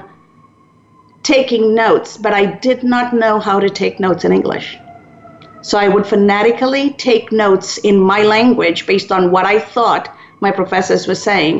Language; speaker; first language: English; non-native, local second language; Tamil